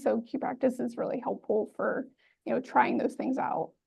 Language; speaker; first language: English; native; English